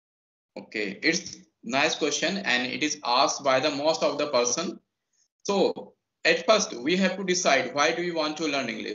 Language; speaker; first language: English; non-native, local second language; Hindi